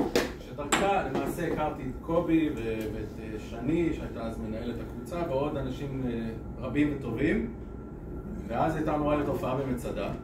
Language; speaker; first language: Hebrew; native; Hebrew